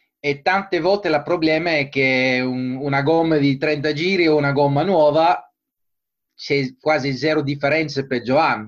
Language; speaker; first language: Italian; non-native, fluent; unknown